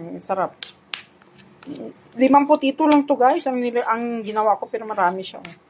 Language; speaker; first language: Filipino; non-native, local second language; Hiligaynon